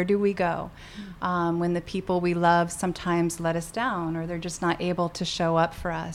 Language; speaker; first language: English; native; English